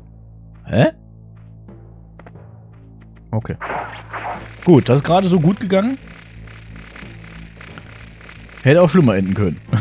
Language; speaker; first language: German; native; German